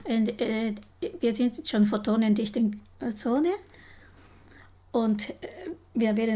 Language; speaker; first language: German; non-native, learner; Japanese